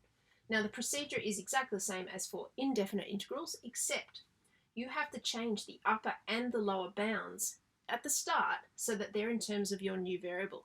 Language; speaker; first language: English; native; English